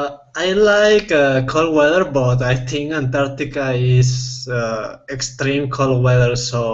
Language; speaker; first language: English; non-native, fluent; Spanish